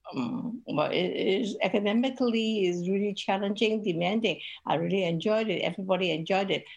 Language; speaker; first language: English; non-native, local second language; Cantonese